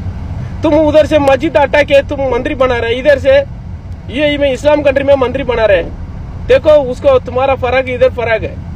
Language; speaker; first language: Hindi; non-native, local second language; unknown